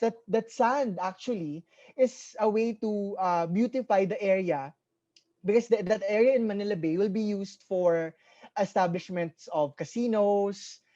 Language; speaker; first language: English; non-native, local second language; Filipino